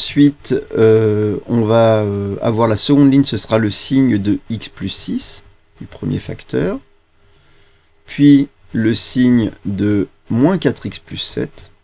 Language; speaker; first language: French; native; French